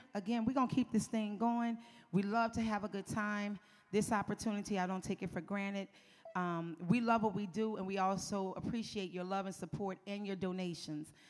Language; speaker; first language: English; native; English